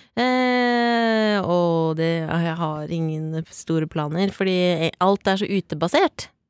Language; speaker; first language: Norwegian; native; Norwegian